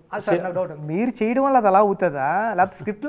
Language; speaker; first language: Telugu; native; Telugu